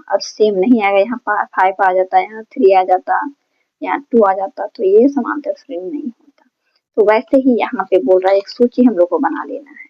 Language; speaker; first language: Hindi; native; Hindi